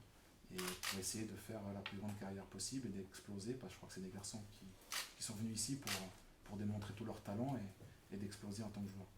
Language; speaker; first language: French; native; French